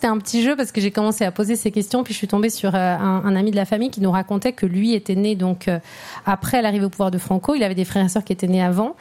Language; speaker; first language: French; native; French